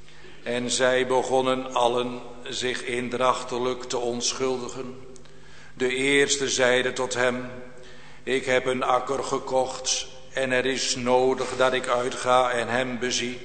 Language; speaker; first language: Dutch; native; Dutch